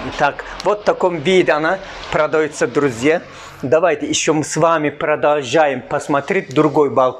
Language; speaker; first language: Russian; non-native, fluent; Turkish